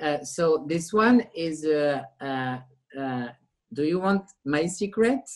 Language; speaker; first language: English; non-native, learner; French